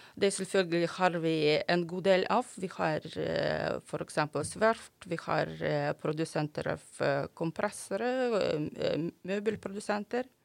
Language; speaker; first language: Norwegian; non-native, fluent; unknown